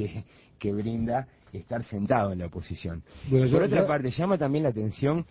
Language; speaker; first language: Spanish; native; Spanish